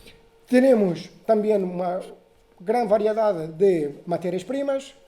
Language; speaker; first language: Spanish; non-native, learner; Portuguese